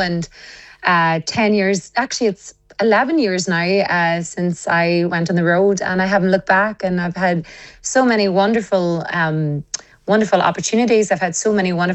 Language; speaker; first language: English; native; English